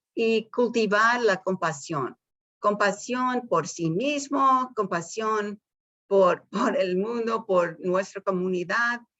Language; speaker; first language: Spanish; early bilingual, heritage; Spanish